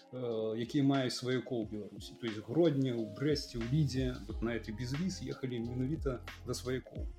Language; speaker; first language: Belarusian; native; Belarusian